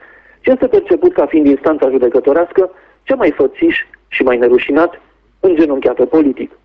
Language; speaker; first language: Romanian; native; Romanian